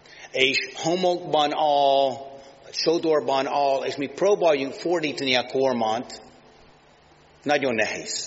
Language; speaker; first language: Hungarian; non-native, learner; English